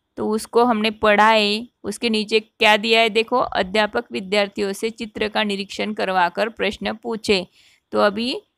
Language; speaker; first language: Hindi; non-native, local second language; Marathi